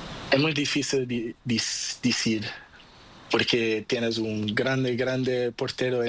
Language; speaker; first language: Spanish; non-native, learner; Portuguese